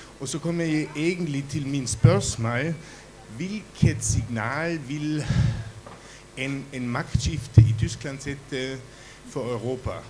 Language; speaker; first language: Norwegian; non-native, fluent; German